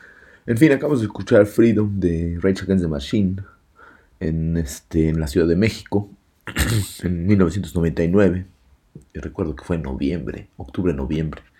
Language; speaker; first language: Spanish; native; Spanish